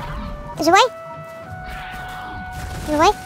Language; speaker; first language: Russian; native; Russian